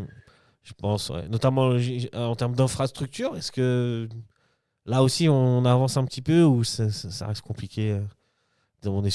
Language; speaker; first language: French; native; French